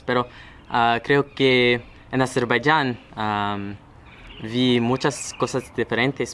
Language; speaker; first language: Spanish; non-native, learner; English